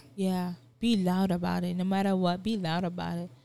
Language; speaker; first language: English; non-native, local second language; Yoruba